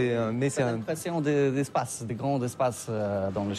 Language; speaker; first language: French; non-native, learner; Polish